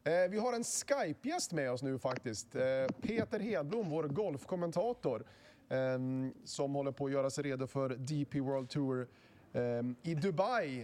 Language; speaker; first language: Swedish; native; Swedish